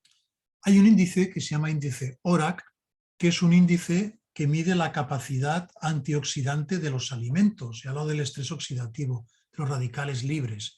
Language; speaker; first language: Spanish; native; Spanish